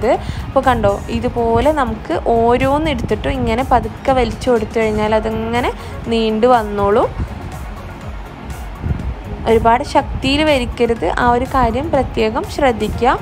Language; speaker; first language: Malayalam; native; Malayalam